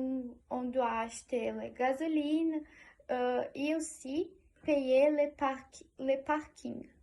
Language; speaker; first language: French; non-native, learner; Portuguese